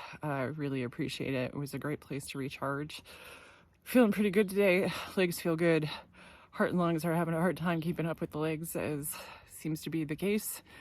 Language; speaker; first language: English; native; English